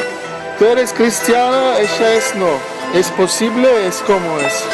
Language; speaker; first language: Spanish; non-native, learner; Turkish